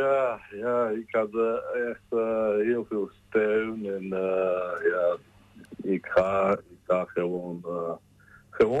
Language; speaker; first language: Dutch; non-native, learner; Georgian